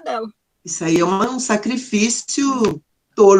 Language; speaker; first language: Portuguese; non-native, learner; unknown